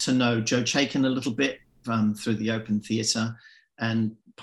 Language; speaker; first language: English; native; English